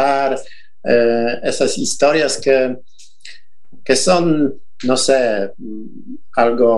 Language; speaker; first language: Spanish; non-native, fluent; Polish